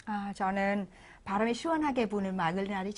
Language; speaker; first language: Korean; non-native, fluent; Vietnamese